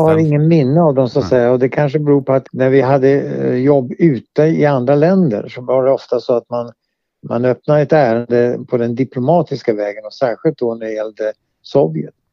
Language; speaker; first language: Swedish; native; Swedish